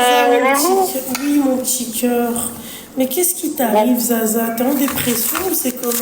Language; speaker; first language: French; native; French